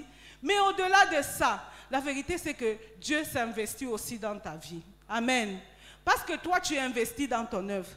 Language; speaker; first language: French; non-native, local second language; Lingala